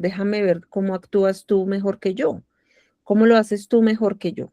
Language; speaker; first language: Spanish; native; Spanish